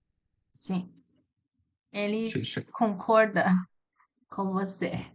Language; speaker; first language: Portuguese; non-native, learner; Chinese